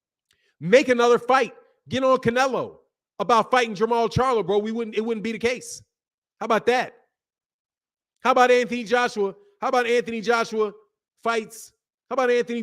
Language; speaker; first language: English; native; English